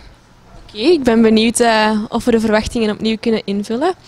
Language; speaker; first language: Dutch; native; Dutch